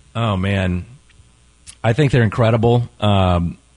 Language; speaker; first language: English; native; English